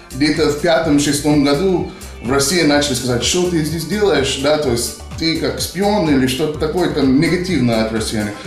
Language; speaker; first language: Ukrainian; non-native, learner; English